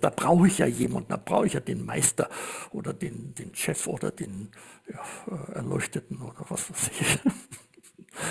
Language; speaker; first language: German; native; German